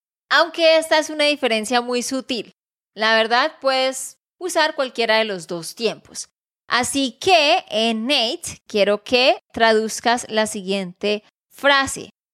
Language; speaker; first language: Spanish; native; Spanish